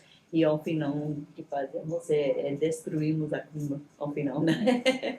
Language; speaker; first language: Portuguese; non-native, fluent; English